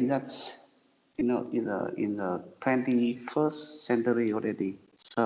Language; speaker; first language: English; non-native, learner; Vietnamese